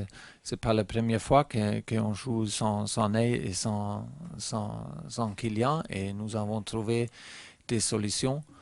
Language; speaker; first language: French; non-native, learner; German